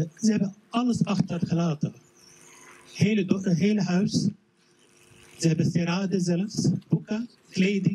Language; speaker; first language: Dutch; non-native, learner; Arabic